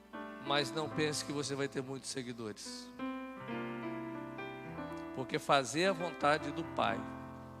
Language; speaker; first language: Portuguese; native; Portuguese